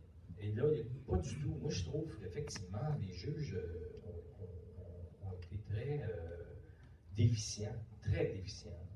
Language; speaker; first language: French; native; French